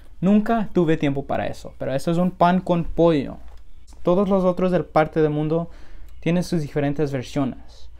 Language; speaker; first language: Spanish; early bilingual, heritage; Spanish